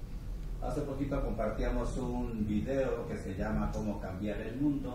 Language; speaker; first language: Spanish; native; Spanish